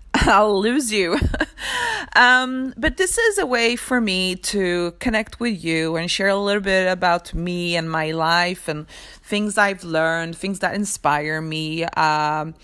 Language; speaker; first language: English; early bilingual, other home language; Swedish